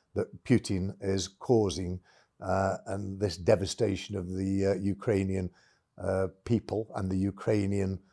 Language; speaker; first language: English; native; English